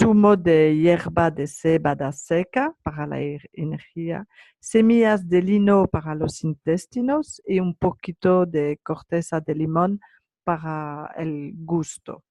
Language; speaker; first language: Spanish; non-native, learner; French